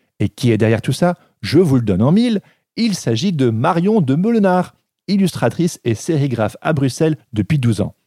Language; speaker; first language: French; native; French